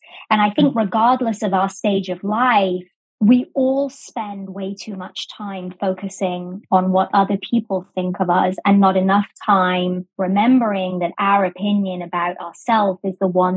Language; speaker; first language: English; native; English